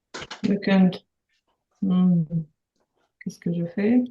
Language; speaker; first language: French; non-native, learner; Ukrainian